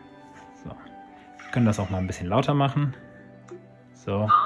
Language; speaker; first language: German; native; German